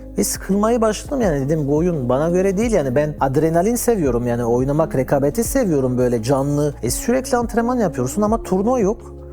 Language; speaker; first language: Turkish; early bilingual, heritage; Turkish